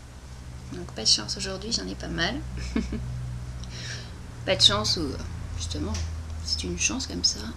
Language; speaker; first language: French; native; French